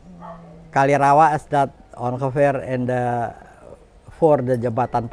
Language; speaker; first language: Dutch; non-native, fluent; Indonesian